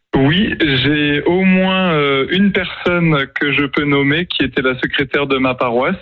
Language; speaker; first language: French; native; French